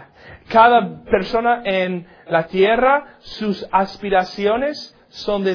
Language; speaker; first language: Spanish; non-native, learner; English